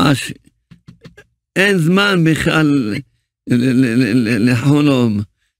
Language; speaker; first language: Hebrew; early bilingual, other home language; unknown